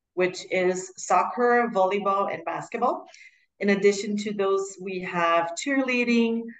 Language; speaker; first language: English; non-native, fluent; Portuguese